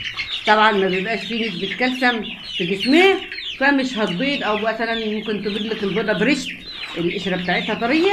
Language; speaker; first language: Arabic; native; Arabic